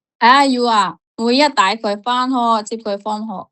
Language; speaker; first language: Cantonese; non-native, learner; Indonesian